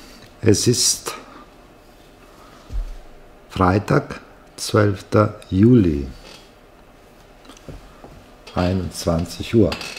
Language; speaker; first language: German; non-native, fluent; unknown